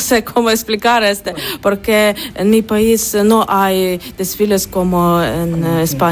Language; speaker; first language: Spanish; non-native, learner; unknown